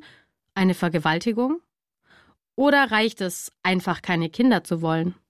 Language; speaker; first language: German; native; German